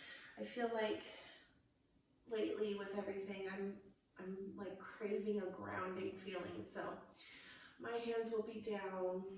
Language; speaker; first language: English; native; English